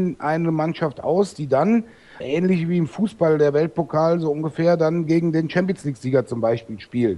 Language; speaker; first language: German; native; German